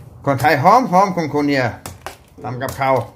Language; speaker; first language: Thai; non-native, learner; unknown